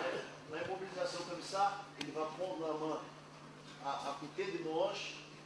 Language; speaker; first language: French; non-native, learner; Portuguese